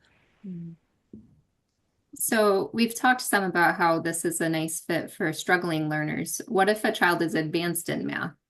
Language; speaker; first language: English; native; English